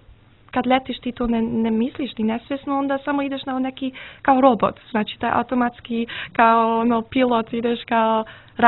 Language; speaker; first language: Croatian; early bilingual, heritage; Serbian